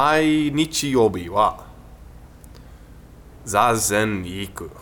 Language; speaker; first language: Japanese; non-native, learner; English